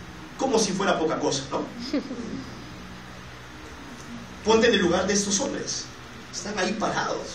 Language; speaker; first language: Spanish; native; Spanish